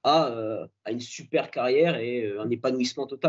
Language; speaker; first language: French; native; French